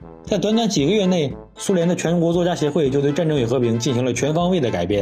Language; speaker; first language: Chinese; native; Chinese